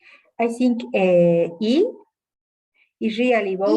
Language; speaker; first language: English; non-native, learner; Spanish